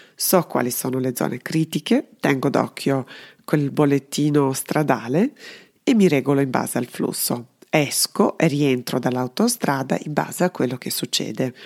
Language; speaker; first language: Italian; non-native, fluent; Serbian